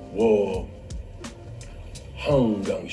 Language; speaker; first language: Chinese; non-native, learner; English